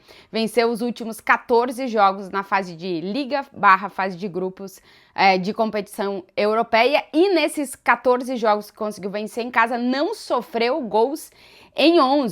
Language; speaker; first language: Portuguese; native; Portuguese